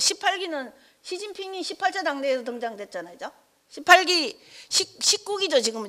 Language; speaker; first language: Korean; native; Korean